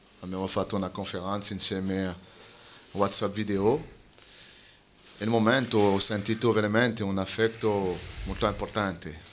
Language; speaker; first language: Italian; non-native, fluent; French